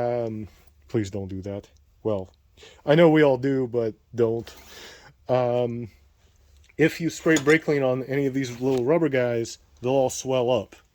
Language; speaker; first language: English; native; English